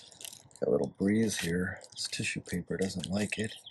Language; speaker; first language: English; native; English